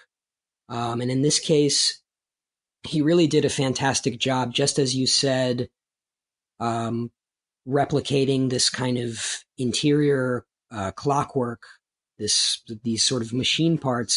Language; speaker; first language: English; native; English